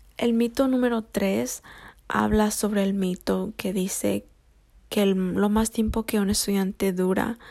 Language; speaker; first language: Spanish; early bilingual, heritage; Spanish